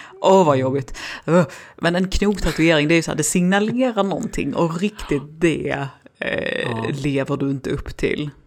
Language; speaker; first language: Swedish; native; Swedish